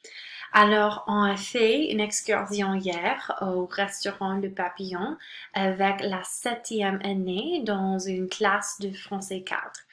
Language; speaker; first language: French; non-native, local second language; English